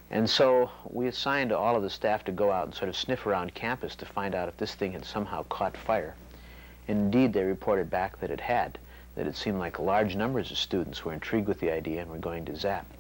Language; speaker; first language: English; native; English